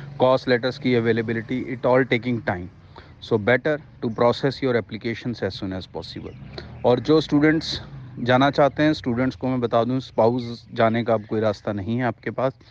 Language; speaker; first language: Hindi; non-native, local second language; Punjabi